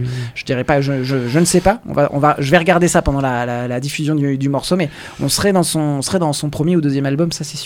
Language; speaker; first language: French; native; French